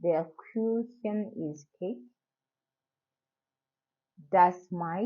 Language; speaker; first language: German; non-native, learner; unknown